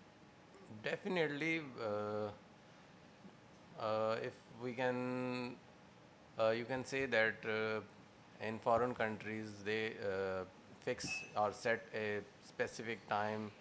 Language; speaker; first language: English; non-native, local second language; Punjabi